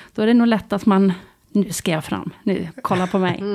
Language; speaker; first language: Swedish; native; Swedish